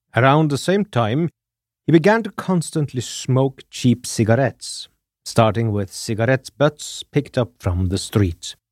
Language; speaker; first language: English; non-native, fluent; Norwegian